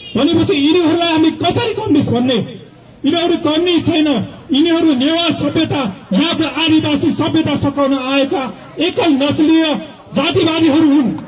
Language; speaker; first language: Nepali; non-native, local second language; Newari